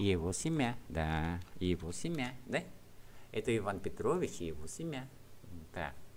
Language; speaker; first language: Russian; non-native, fluent; Vietnamese